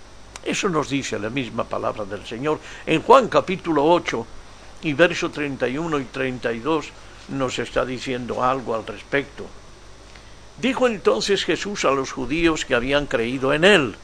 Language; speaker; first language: Spanish; native; Spanish